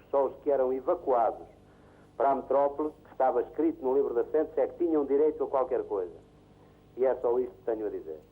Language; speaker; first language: Portuguese; native; Portuguese